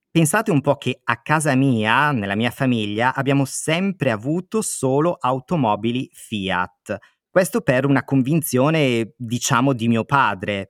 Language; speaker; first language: Italian; native; Italian